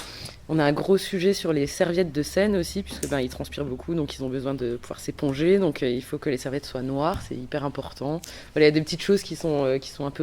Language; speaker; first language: French; native; French